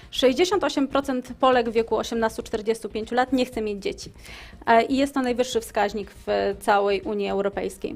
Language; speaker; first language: Polish; native; Polish